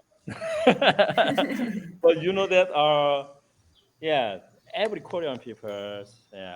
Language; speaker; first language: English; non-native, learner; Korean